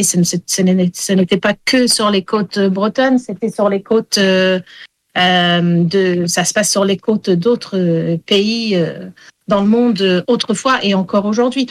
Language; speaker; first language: French; early bilingual, heritage; English